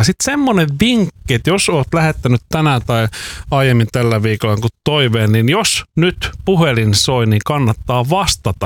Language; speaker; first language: Finnish; native; Finnish